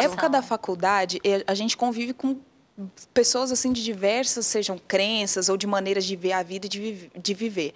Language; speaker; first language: Portuguese; native; Portuguese